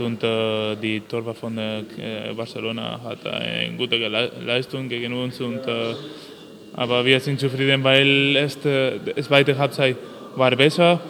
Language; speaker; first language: German; non-native, learner; Spanish